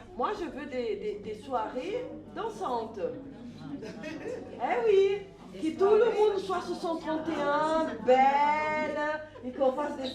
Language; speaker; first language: French; non-native, fluent; Portuguese